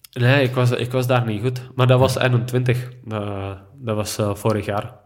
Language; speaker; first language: Dutch; non-native, fluent; Czech